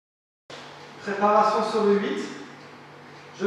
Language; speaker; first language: French; native; French